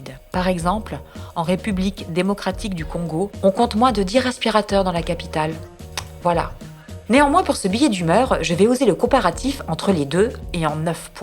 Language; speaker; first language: French; native; French